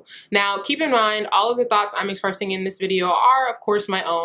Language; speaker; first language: English; early bilingual, other home language; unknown